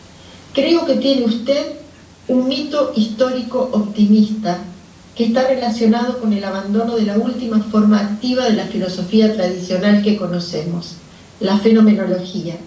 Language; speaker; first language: Spanish; native; Spanish